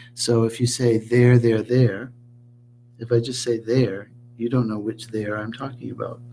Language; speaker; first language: English; native; English